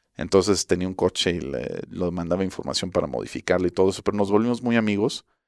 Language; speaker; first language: Spanish; early bilingual, heritage; Spanish